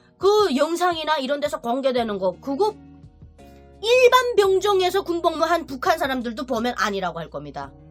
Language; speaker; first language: Korean; native; Korean